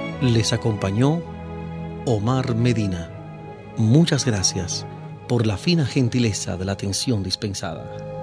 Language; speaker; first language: Spanish; native; Spanish